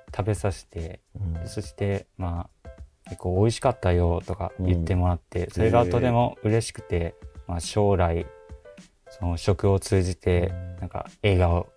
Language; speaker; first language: Japanese; native; Japanese